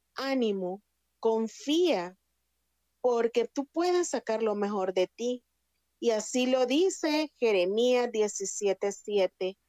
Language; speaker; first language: Spanish; native; Spanish